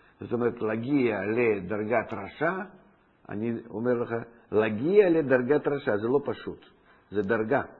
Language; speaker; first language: Hebrew; non-native, fluent; Russian